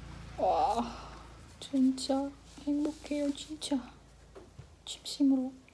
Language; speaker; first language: Korean; non-native, learner; Indonesian